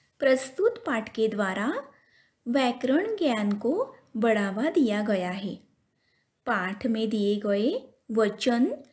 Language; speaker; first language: Hindi; non-native, local second language; Marathi